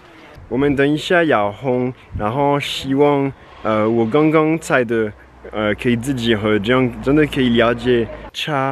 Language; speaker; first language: Chinese; non-native, fluent; French